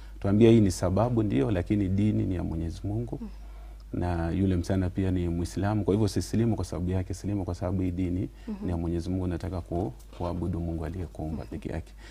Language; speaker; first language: Swahili; non-native, local second language; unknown